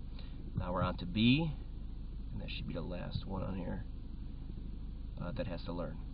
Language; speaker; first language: English; native; English